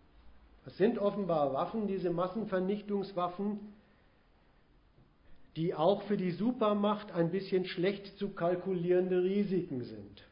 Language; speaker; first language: German; native; German